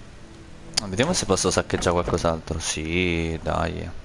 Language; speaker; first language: Italian; native; Italian